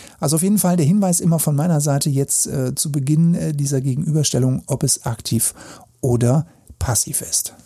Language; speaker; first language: German; native; German